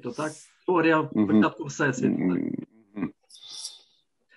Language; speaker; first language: Ukrainian; native; Ukrainian